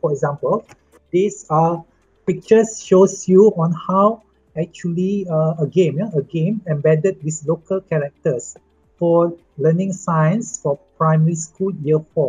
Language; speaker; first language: English; non-native, local second language; Malay